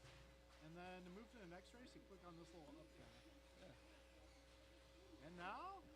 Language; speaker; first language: English; native; English